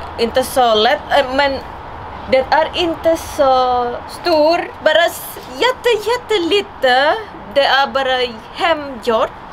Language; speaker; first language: Swedish; non-native, learner; Indonesian